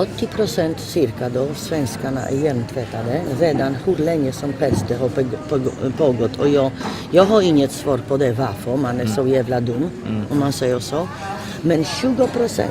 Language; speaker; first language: Swedish; non-native, fluent; Polish